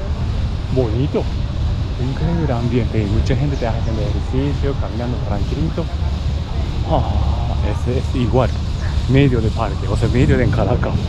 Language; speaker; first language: Spanish; non-native, learner; Japanese